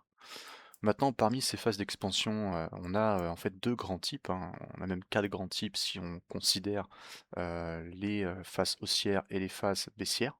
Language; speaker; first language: French; native; French